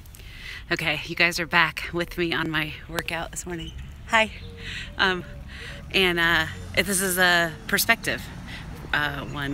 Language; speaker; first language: English; native; English